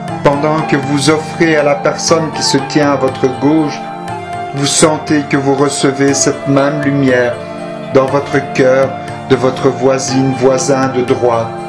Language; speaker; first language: French; native; French